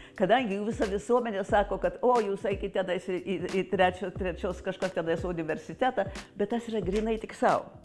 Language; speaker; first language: Lithuanian; early bilingual, heritage; Lithuanian